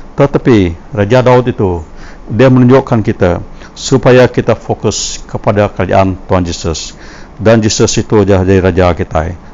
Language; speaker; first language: Malay; non-native, local second language; Iban